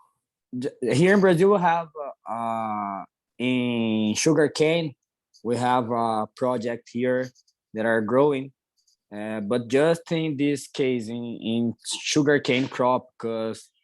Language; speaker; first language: English; non-native, learner; Portuguese